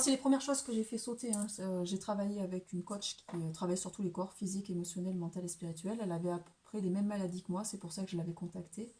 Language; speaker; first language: French; native; French